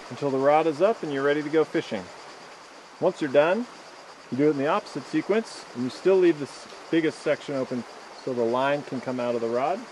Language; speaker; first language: English; native; English